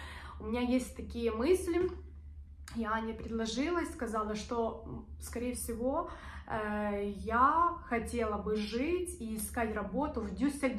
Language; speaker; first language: Russian; native; Russian